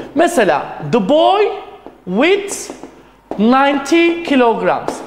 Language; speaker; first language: English; non-native, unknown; Turkish